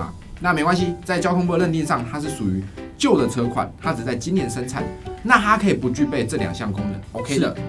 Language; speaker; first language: Chinese; native; Chinese